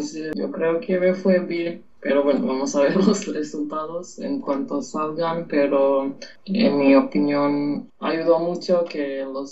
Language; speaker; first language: Spanish; non-native, fluent; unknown